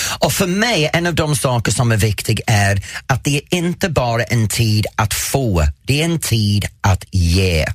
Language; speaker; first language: Swedish; non-native, fluent; English